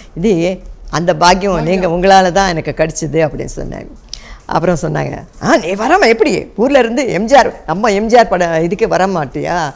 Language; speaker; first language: Tamil; non-native, local second language; Telugu